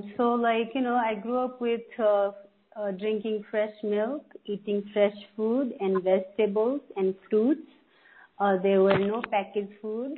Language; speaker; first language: English; non-native, local second language; Nepali